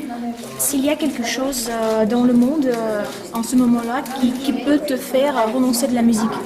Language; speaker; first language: French; non-native, learner; Russian